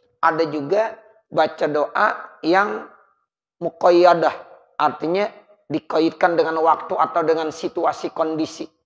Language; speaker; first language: Indonesian; native; Indonesian